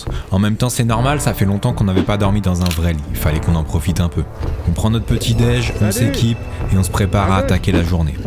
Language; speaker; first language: French; native; French